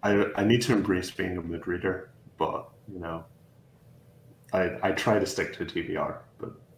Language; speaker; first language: English; native; English